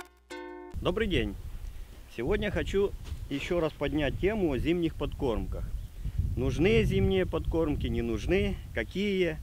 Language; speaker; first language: Russian; native; Russian